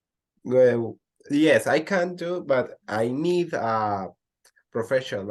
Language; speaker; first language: English; non-native, learner; Spanish